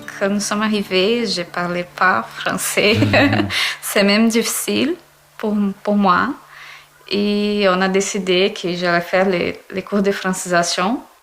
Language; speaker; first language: French; non-native, learner; Portuguese